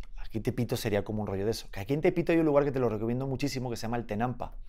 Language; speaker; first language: Spanish; native; Spanish